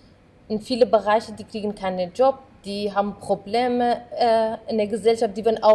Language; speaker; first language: German; non-native, fluent; Arabic